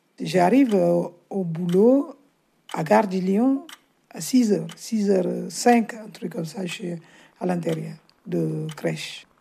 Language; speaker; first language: French; non-native, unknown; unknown